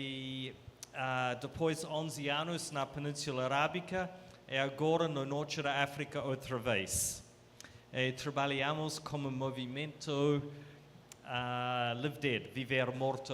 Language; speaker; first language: Portuguese; non-native, fluent; English